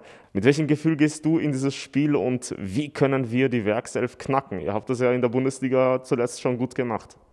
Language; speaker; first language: German; native; German